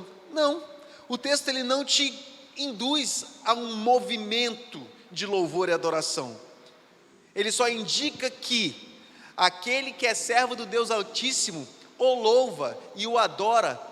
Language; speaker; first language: Portuguese; native; Portuguese